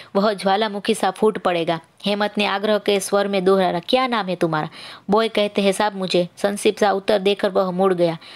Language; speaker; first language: Hindi; non-native, local second language; Gujarati